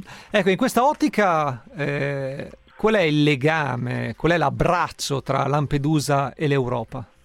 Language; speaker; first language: Italian; native; Italian